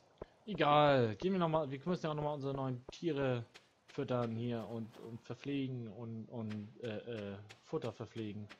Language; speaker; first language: German; native; German